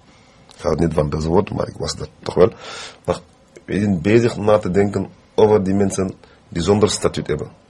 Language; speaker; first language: Dutch; non-native, fluent; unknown